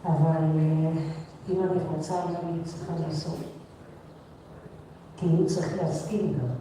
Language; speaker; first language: Hebrew; non-native, fluent; English